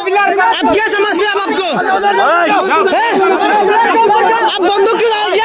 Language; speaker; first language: Hindi; non-native, learner; Bangla